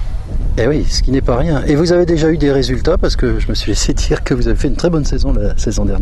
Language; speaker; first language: French; native; French